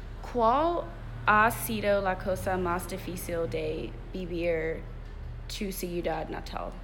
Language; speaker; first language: Spanish; non-native, learner; English